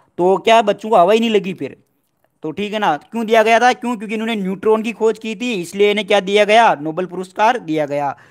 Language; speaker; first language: Hindi; native; Hindi